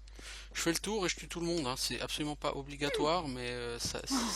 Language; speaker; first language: French; native; French